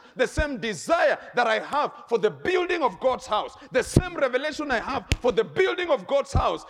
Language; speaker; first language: English; non-native, local second language; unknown